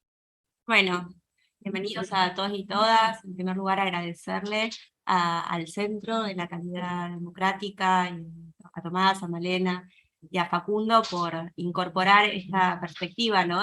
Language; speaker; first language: Spanish; native; Spanish